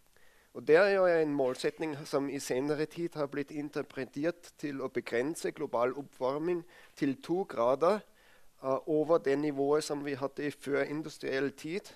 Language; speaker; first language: Norwegian; non-native, fluent; German